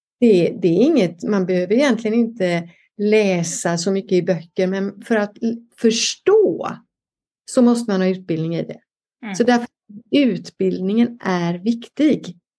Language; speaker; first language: Swedish; native; Swedish